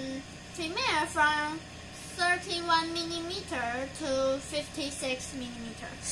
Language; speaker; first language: English; non-native, learner; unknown